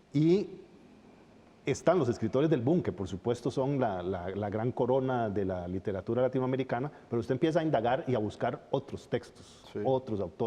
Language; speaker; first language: Spanish; native; Spanish